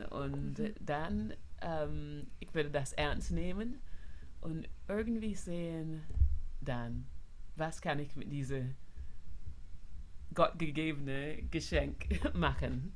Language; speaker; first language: German; non-native, fluent; English